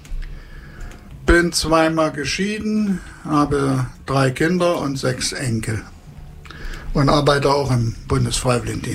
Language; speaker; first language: German; native; German